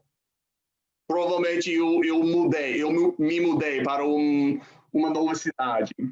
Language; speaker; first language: Portuguese; non-native, fluent; English